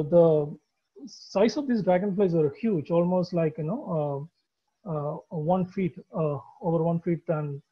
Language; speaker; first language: English; non-native, local second language; Malayalam